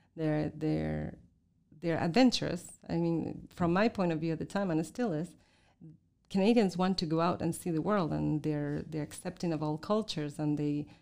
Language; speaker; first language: English; non-native, fluent; Spanish